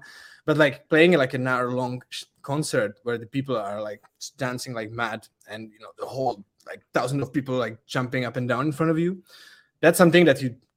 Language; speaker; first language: English; non-native, fluent; Czech